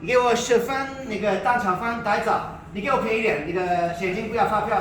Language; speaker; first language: Chinese; early bilingual, heritage; Chinese